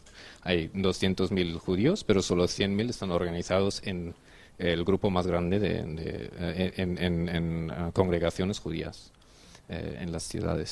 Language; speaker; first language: Spanish; non-native, fluent; German